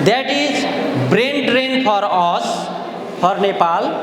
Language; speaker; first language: English; non-native, local second language; Nepali